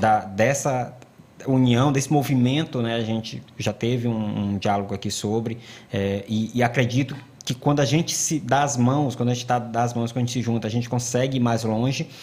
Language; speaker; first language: Portuguese; native; Portuguese